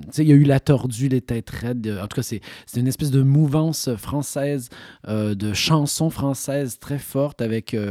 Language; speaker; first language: French; native; French